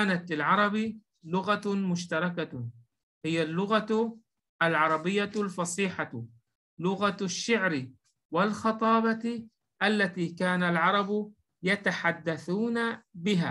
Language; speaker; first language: Arabic; non-native, fluent; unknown